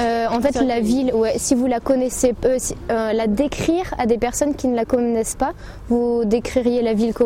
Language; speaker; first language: French; native; French